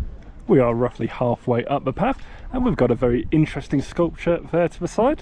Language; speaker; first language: English; native; English